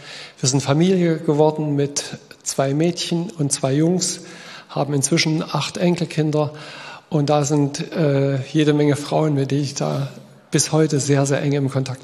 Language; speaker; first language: German; native; German